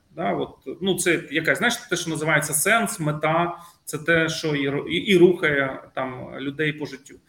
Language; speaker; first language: Ukrainian; non-native, local second language; Russian